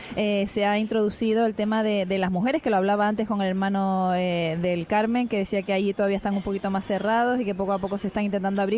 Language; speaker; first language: Spanish; native; Spanish